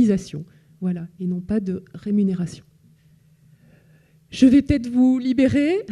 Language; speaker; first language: French; native; French